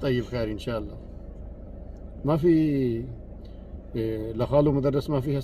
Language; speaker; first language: Arabic; non-native, learner; Urdu